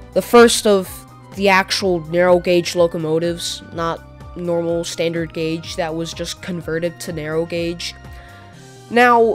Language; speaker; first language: English; native; English